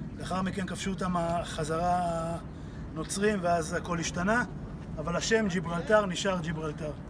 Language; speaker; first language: Hebrew; native; Hebrew